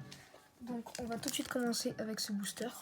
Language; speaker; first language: French; native; French